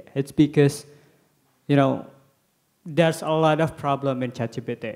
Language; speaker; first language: English; non-native, learner; Indonesian